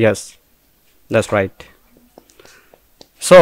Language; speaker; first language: English; non-native, local second language; Bangla